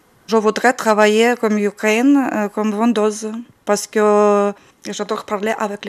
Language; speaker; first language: French; non-native, learner; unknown